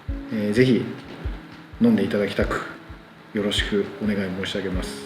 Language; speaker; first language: Japanese; native; Japanese